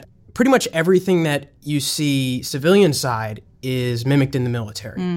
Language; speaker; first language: English; native; English